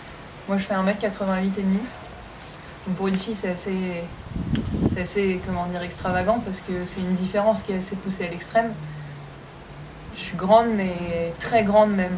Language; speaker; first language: French; native; French